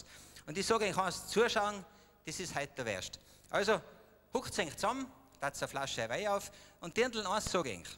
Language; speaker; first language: German; native; German